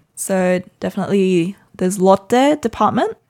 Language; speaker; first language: English; native; English